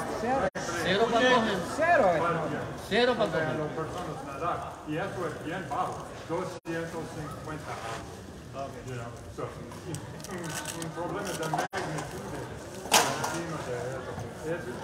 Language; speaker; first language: Spanish; non-native, learner; English